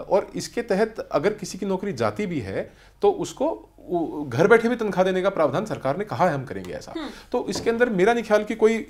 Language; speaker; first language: Hindi; native; Hindi